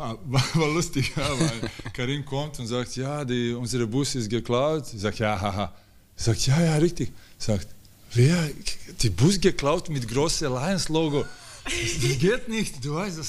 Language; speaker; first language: German; non-native, learner; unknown